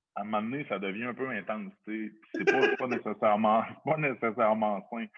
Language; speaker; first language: French; native; French